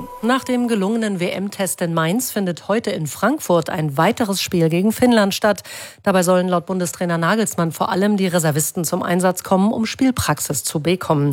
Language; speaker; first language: German; native; German